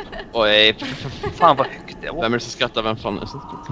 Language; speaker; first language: Swedish; native; Swedish